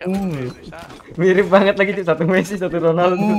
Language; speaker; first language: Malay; non-native, local second language; Javanese